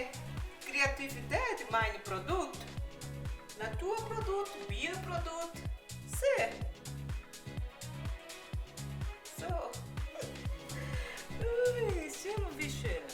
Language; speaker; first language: German; non-native, learner; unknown